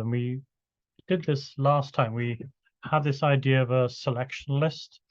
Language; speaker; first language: English; native; English